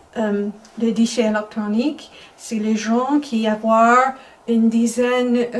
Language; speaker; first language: French; non-native, fluent; English